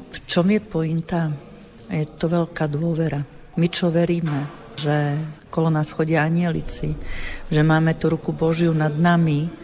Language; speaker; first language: Slovak; native; Slovak